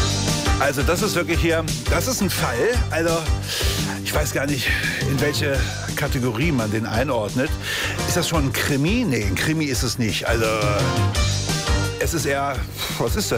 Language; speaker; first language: German; native; German